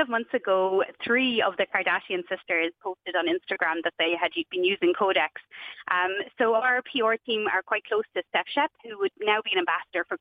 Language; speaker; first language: English; native; English